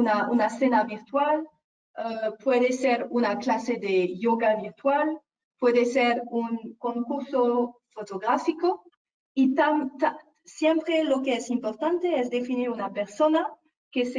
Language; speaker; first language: Spanish; non-native, fluent; French